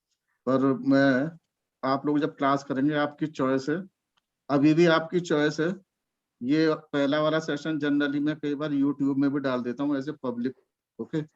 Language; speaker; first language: Hindi; native; Hindi